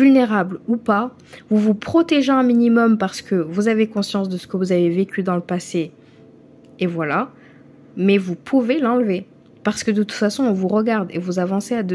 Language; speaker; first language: French; native; French